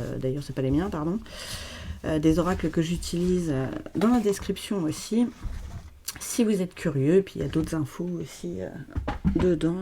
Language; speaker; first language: French; native; French